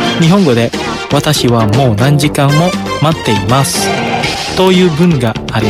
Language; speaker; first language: Japanese; non-native, fluent; Indonesian